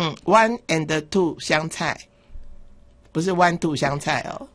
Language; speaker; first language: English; non-native, learner; Chinese